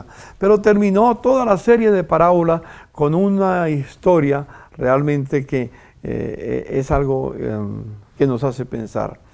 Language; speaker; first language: Spanish; native; Spanish